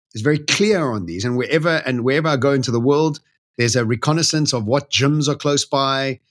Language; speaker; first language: English; native; English